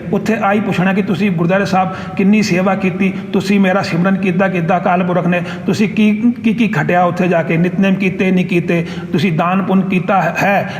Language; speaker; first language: Punjabi; non-native, local second language; Hindi